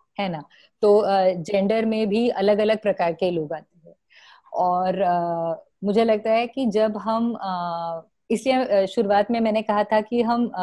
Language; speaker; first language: Hindi; non-native, local second language; Marathi